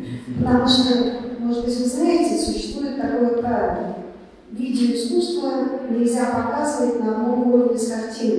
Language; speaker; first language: Russian; native; Russian